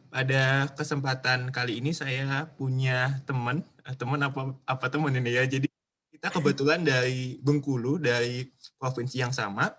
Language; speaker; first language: Indonesian; native; Indonesian